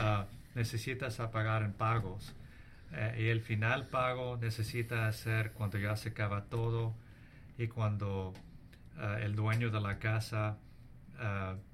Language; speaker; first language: Spanish; early bilingual, heritage; English